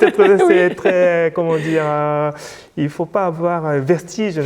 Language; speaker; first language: French; non-native, fluent; Japanese